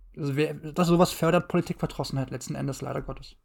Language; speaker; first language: German; native; German